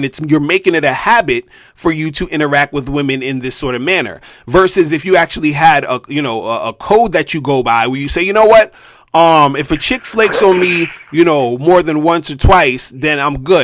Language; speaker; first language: English; native; English